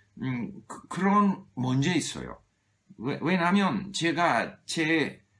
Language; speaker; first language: Korean; non-native, learner; English